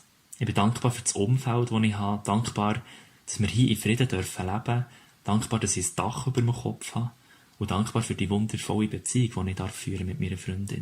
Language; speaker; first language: German; native; German